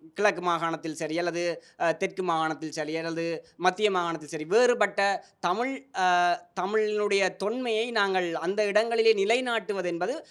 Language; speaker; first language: Tamil; native; Tamil